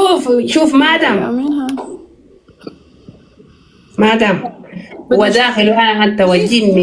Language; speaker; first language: Arabic; non-native, learner; Oromo